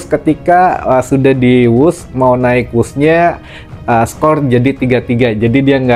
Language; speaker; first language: Indonesian; native; Indonesian